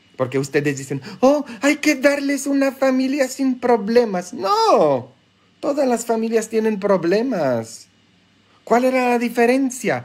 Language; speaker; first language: Spanish; non-native, fluent; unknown